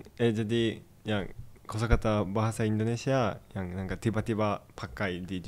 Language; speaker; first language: Indonesian; non-native, fluent; Japanese